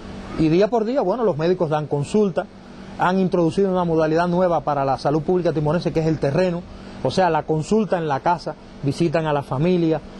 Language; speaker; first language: Spanish; native; Spanish